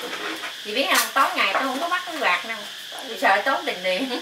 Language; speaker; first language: Vietnamese; native; Vietnamese